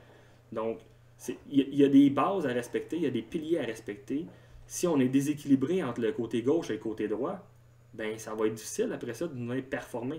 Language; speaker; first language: French; native; French